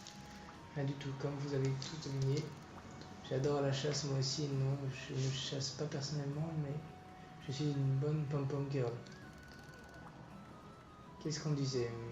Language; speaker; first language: French; native; French